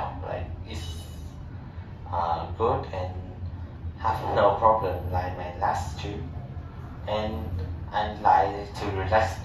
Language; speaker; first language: English; non-native, learner; Vietnamese